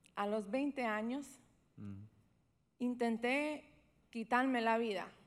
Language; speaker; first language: Spanish; early bilingual, heritage; Spanish